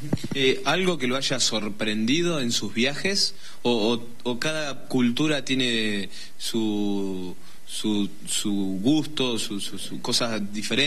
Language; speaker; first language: Spanish; native; Spanish